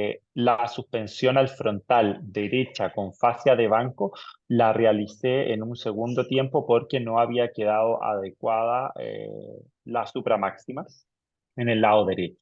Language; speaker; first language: Spanish; native; Spanish